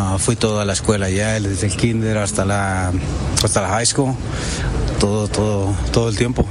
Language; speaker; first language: Spanish; early bilingual, heritage; Spanish